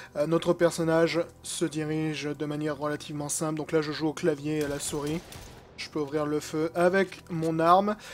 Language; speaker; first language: French; native; French